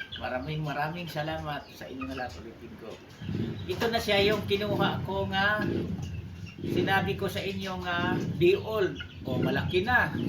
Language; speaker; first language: Filipino; non-native, local second language; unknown